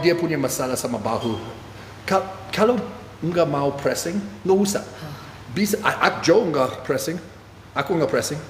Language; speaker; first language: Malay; non-native, fluent; English